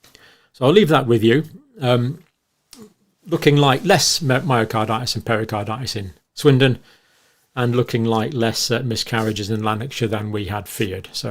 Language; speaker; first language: English; native; English